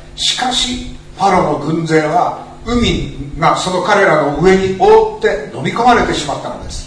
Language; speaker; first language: Japanese; native; Japanese